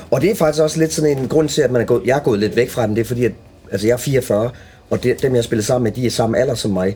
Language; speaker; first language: Danish; early bilingual, other home language; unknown